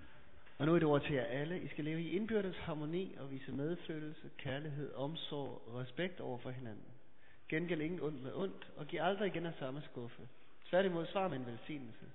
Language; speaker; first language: Danish; native; Danish